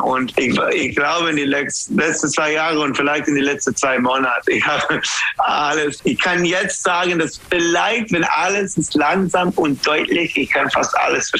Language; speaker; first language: German; non-native, learner; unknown